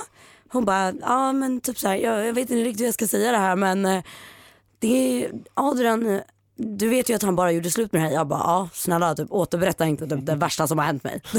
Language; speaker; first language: Swedish; native; Swedish